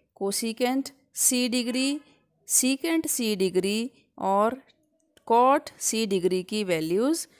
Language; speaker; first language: Hindi; non-native, local second language; Punjabi